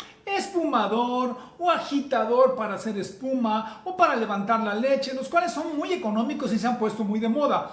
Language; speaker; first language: Spanish; native; Spanish